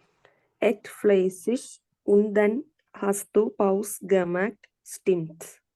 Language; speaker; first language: German; non-native, learner; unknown